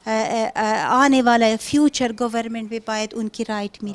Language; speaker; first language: Hindi; non-native, fluent; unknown